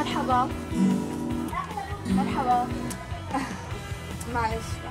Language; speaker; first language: Arabic; native; Arabic